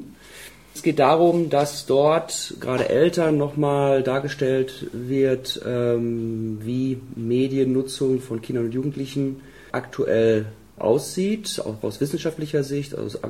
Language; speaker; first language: German; native; German